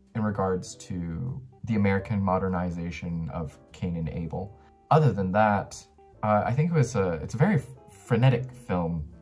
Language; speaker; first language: English; native; English